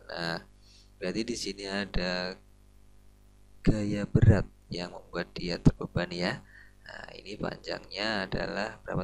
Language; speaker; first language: Indonesian; native; Indonesian